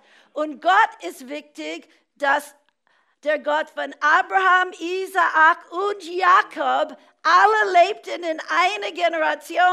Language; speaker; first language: German; non-native, fluent; English